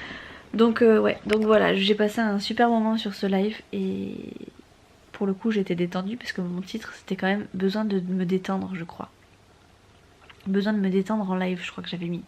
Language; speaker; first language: French; native; French